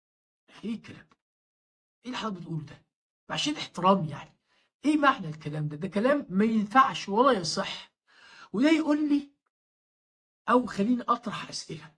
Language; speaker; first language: Arabic; native; Arabic